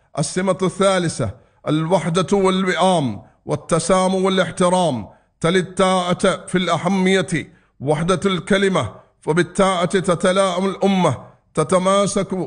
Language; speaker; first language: Arabic; non-native, fluent; Tamil